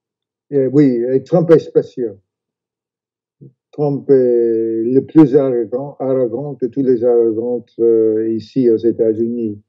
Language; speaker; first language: French; non-native, fluent; English